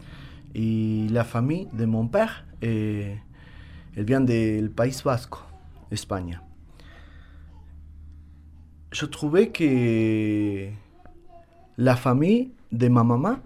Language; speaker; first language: French; non-native, learner; Spanish